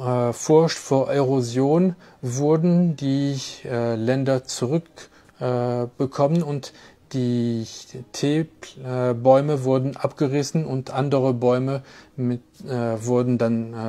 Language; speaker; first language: German; non-native, fluent; French